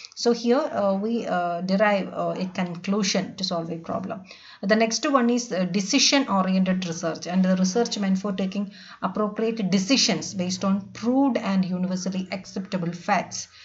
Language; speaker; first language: English; non-native, local second language; Malayalam